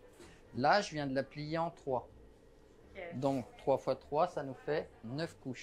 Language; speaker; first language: French; native; French